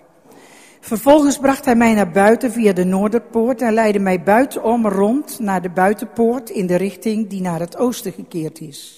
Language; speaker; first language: Dutch; native; Dutch